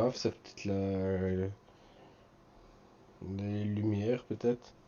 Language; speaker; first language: French; native; French